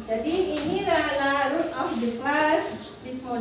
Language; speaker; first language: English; non-native, learner; Indonesian